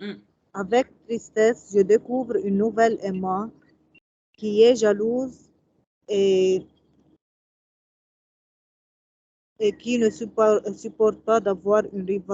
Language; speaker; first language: French; non-native, learner; Arabic